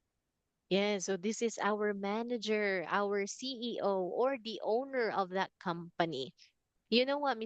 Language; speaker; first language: English; non-native, fluent; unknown